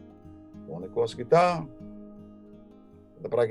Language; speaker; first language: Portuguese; non-native, learner; Papiamento